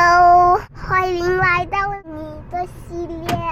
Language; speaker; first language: Chinese; native; Chinese